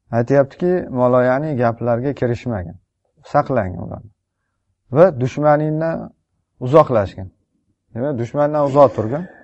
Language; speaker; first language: Uzbek; native; Uzbek